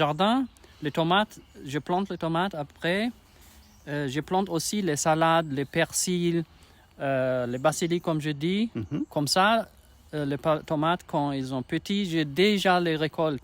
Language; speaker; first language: French; non-native, learner; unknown